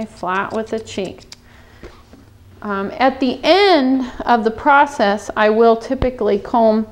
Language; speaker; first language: English; native; English